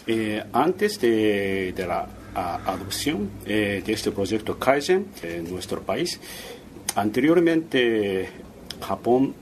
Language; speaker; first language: Spanish; non-native, fluent; Japanese